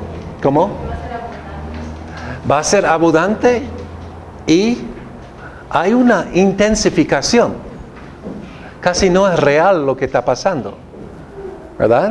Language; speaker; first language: Spanish; non-native, fluent; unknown